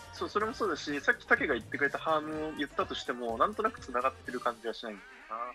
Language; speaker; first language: Japanese; native; Japanese